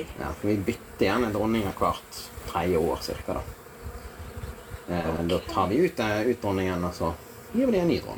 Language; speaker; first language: Norwegian; native; Norwegian